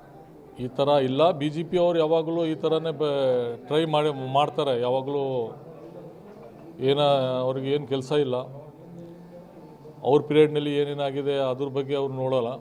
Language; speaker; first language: Kannada; non-native, local second language; Urdu